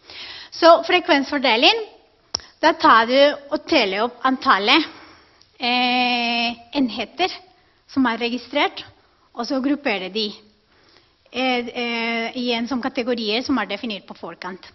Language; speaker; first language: Norwegian; non-native, fluent; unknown